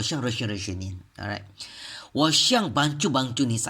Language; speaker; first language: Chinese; non-native, learner; Malay